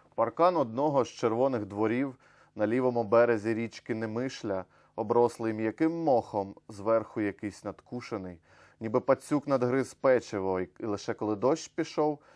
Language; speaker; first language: Ukrainian; native; Ukrainian